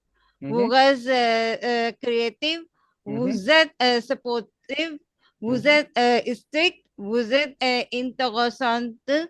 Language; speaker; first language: French; non-native, learner; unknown